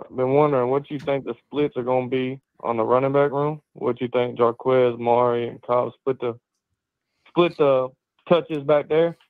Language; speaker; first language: English; native; English